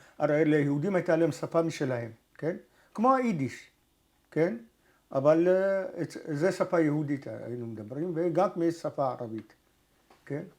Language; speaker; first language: Hebrew; early bilingual, other home language; Arabic